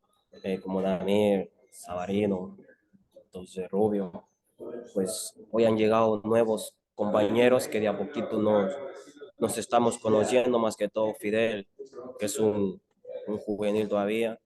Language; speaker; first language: Spanish; native; Spanish